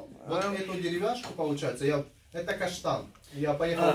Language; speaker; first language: Russian; native; Russian